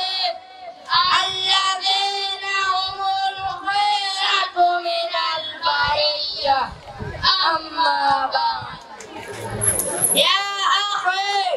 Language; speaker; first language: Arabic; non-native, learner; Swahili